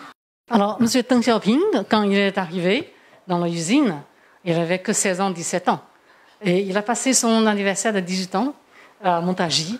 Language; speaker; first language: French; non-native, fluent; Chinese